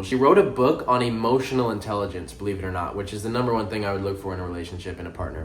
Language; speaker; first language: English; native; English